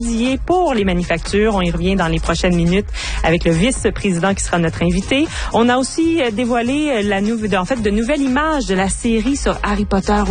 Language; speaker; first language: French; native; French